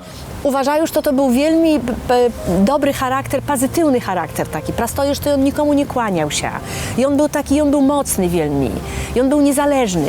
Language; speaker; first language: Polish; non-native, local second language; Belarusian